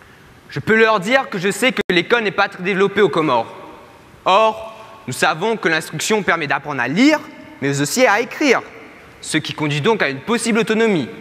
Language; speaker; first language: French; native; French